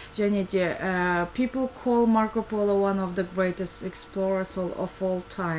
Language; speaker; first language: English; non-native, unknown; Kazakh